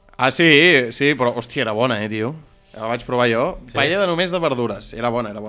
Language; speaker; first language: Catalan; native; Catalan